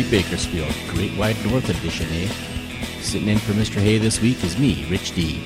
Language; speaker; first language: English; native; English